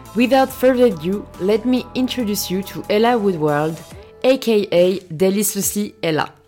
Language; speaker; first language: English; non-native, fluent; French